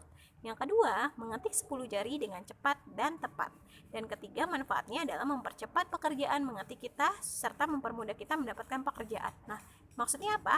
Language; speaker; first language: Indonesian; native; Indonesian